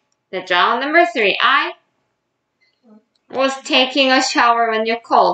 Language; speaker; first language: English; non-native, fluent; Korean